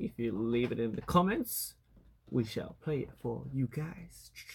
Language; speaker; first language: English; early bilingual, other home language; Korean